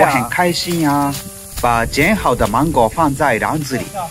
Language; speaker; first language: Chinese; non-native, fluent; Japanese